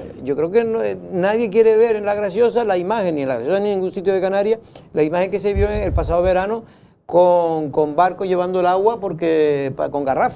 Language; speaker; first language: Spanish; native; Spanish